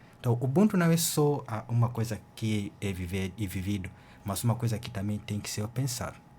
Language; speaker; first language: Portuguese; non-native, fluent; Ganda